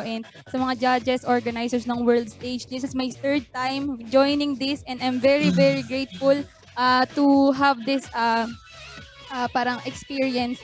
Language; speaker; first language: English; non-native, local second language; Filipino